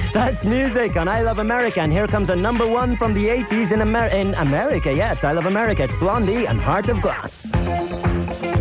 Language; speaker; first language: English; native; English